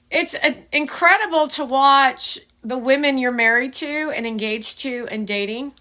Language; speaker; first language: English; native; English